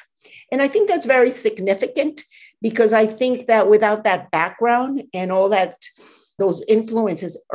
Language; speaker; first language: English; non-native, fluent; Spanish